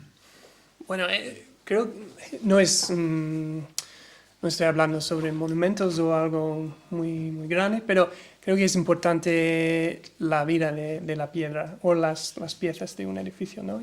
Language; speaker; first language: Spanish; non-native, learner; English